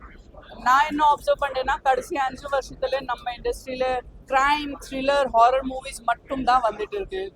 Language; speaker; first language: Tamil; non-native, fluent; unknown